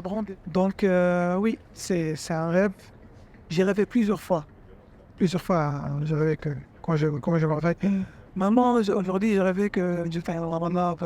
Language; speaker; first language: French; non-native, fluent; Arabic